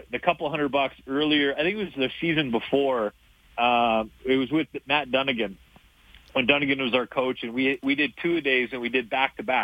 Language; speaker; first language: English; native; English